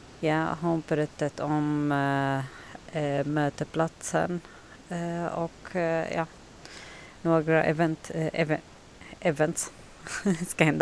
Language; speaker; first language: Swedish; non-native, learner; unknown